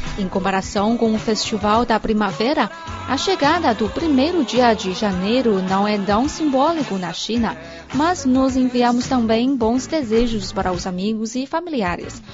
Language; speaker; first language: Portuguese; non-native, fluent; Chinese